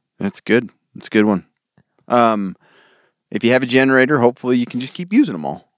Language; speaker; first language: English; native; English